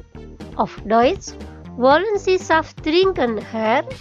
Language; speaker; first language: German; non-native, fluent; Indonesian